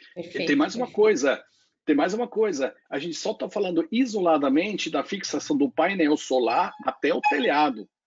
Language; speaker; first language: Portuguese; non-native, fluent; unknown